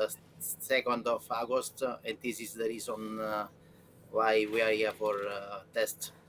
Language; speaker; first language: English; non-native, learner; Italian